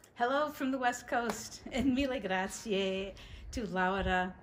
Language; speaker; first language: English; native; English